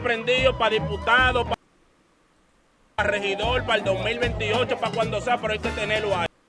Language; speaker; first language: Spanish; native; Spanish